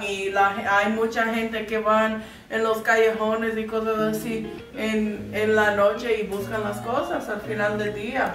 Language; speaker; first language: Spanish; non-native, fluent; English